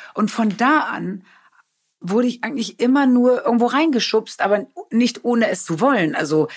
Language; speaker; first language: German; non-native, local second language; Low German